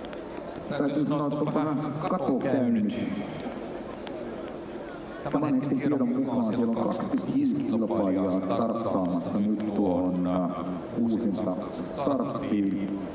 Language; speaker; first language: Finnish; native; Finnish